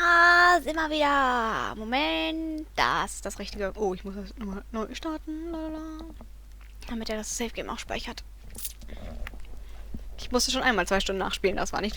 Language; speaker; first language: German; native; German